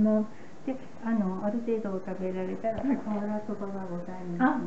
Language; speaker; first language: Japanese; native; Japanese